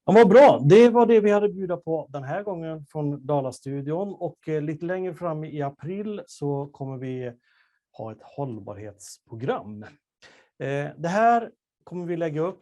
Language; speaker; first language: Swedish; native; Swedish